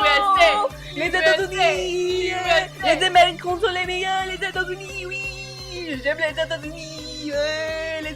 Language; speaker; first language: French; non-native, learner; English